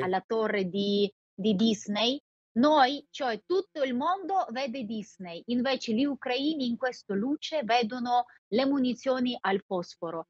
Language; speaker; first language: Italian; non-native, fluent; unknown